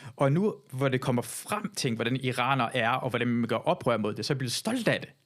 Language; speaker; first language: Danish; early bilingual, other home language; Persian